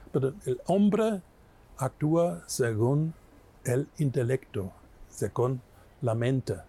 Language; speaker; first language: Spanish; non-native, fluent; German